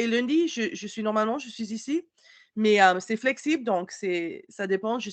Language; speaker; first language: French; non-native, learner; English